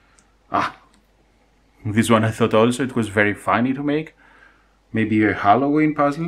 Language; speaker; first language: English; non-native, fluent; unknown